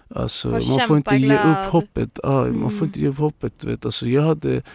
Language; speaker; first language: Swedish; non-native, local second language; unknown